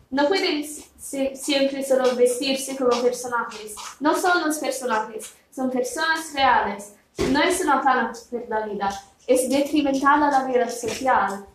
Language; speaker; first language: Spanish; non-native, learner; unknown